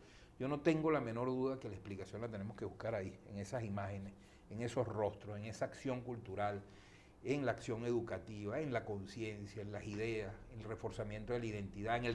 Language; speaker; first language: Spanish; native; Spanish